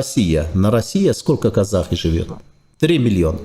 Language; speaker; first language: Russian; non-native, fluent; Turkish